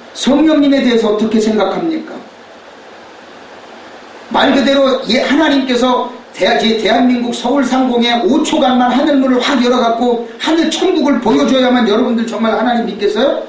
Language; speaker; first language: Korean; native; Korean